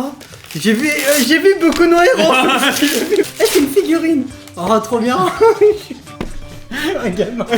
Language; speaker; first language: French; native; French